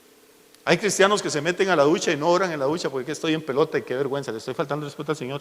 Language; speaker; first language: Spanish; native; Spanish